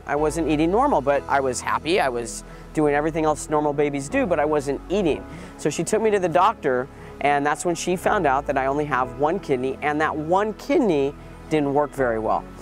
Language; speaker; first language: English; native; English